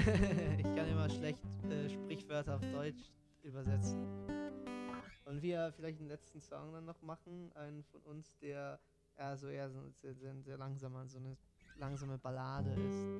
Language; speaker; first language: German; non-native, fluent; Italian